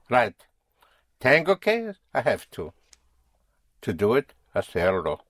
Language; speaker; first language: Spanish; non-native, fluent; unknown